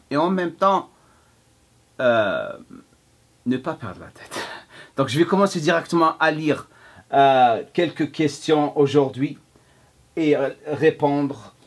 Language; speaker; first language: French; non-native, fluent; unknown